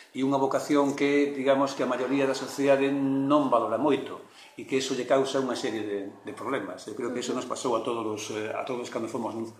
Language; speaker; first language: Galician; non-native, local second language; Spanish